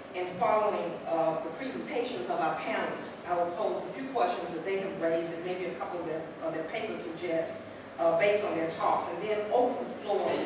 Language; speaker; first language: English; native; English